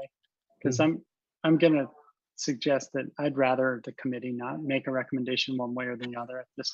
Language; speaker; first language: English; native; English